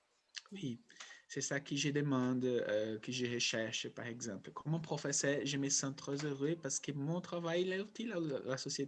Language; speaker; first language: French; non-native, fluent; Portuguese